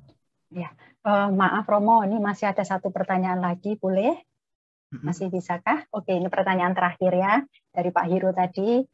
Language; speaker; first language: Indonesian; native; Indonesian